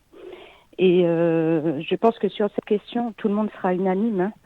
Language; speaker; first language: French; native; French